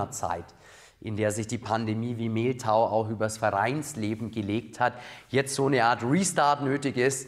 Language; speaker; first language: German; native; German